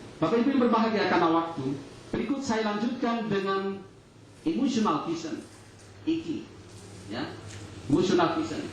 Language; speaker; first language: Indonesian; non-native, local second language; Achinese